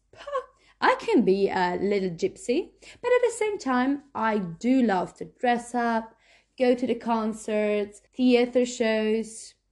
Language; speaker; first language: English; non-native, fluent; Slovenian